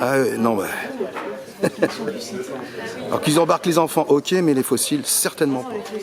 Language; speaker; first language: French; native; French